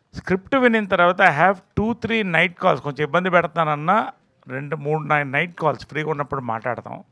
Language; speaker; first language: Telugu; native; Telugu